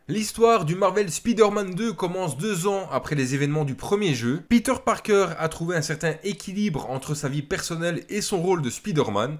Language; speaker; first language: French; native; French